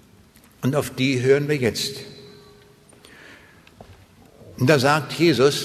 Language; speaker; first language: German; native; German